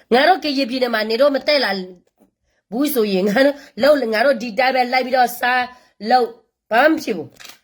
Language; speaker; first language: Burmese; non-native, local second language; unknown